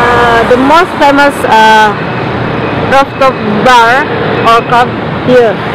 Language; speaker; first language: English; non-native, learner; Indonesian